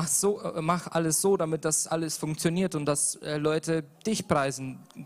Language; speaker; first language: German; non-native, learner; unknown